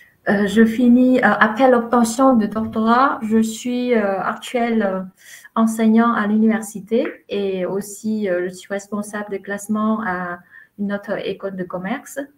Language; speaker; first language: French; non-native, fluent; Vietnamese